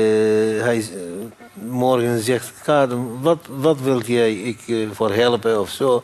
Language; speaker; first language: Dutch; non-native, learner; Arabic